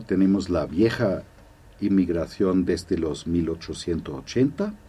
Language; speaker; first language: Spanish; non-native, fluent; German